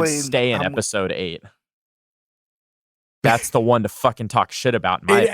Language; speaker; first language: English; native; English